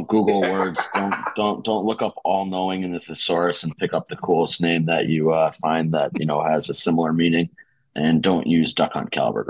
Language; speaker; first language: English; native; English